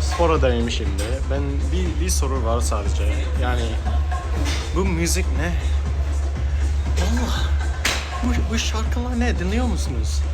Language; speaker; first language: Turkish; early bilingual, heritage; Turkish